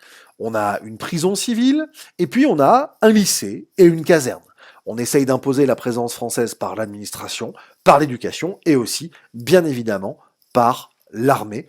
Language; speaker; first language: French; native; French